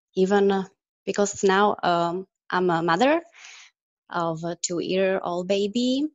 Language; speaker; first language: English; non-native, fluent; Czech